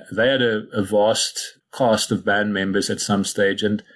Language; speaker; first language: English; non-native, local second language; Afrikaans